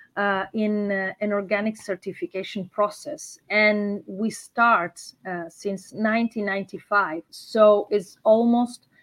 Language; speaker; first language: English; non-native, fluent; Italian